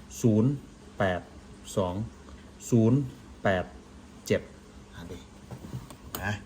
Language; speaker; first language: Thai; native; Thai